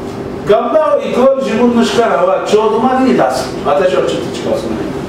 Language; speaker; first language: Japanese; non-native, learner; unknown